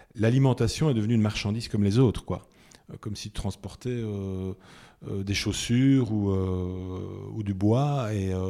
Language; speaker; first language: French; native; French